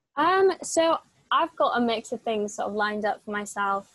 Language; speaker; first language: English; native; English